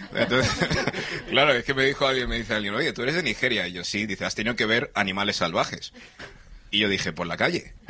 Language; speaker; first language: Spanish; early bilingual, other home language; English